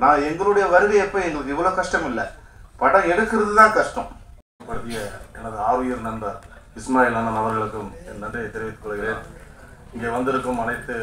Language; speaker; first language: Tamil; native; Tamil